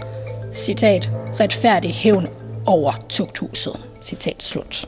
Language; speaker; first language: Danish; native; Danish